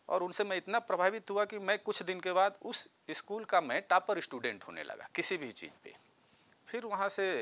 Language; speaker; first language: Hindi; native; Hindi